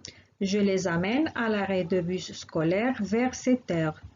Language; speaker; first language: French; non-native, local second language; Arabic